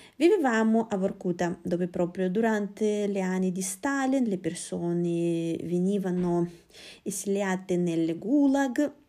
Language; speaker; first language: Italian; non-native, fluent; Russian